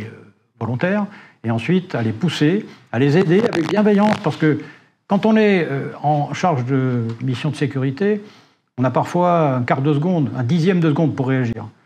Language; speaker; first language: French; native; French